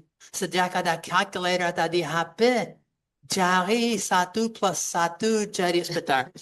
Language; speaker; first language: Indonesian; non-native, fluent; English